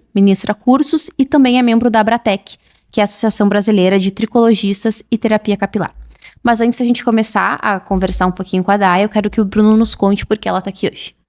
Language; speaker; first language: Portuguese; native; Portuguese